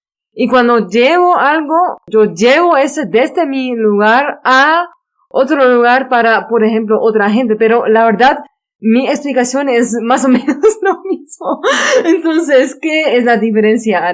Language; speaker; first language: Spanish; non-native, fluent; Dutch